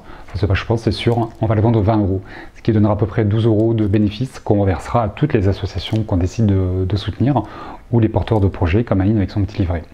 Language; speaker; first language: French; native; French